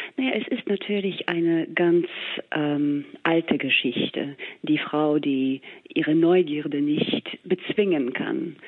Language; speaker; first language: German; non-native, fluent; English